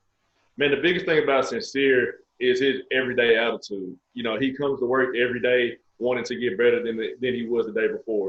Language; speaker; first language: English; native; English